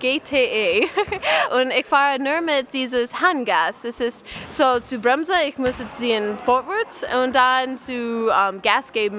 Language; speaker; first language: German; non-native, learner; English